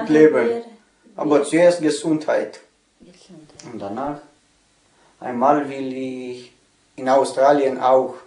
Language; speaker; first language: German; non-native, learner; Romanian